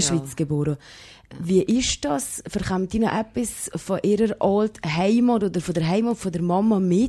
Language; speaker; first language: German; native; German